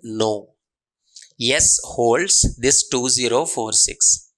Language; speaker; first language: English; non-native, local second language; Telugu